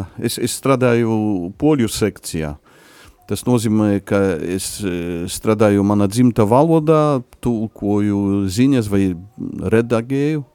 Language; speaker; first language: Latvian; non-native, fluent; Polish